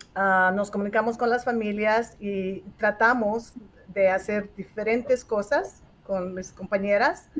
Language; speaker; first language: Spanish; native; Spanish